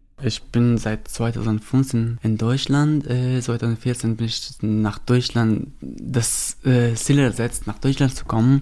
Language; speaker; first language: German; non-native, fluent; Persian